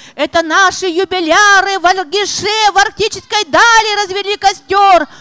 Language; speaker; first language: Russian; non-native, local second language; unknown